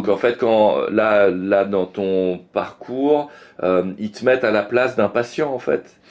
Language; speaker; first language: French; native; French